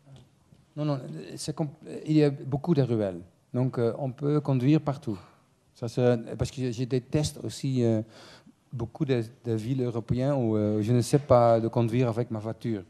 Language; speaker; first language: French; non-native, fluent; Dutch